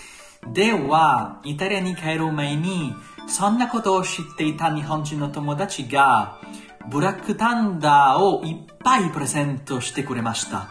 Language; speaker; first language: Japanese; non-native, fluent; Italian